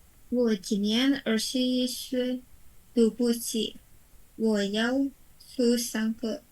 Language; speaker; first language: Chinese; non-native, learner; Indonesian